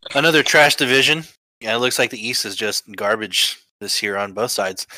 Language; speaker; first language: English; native; English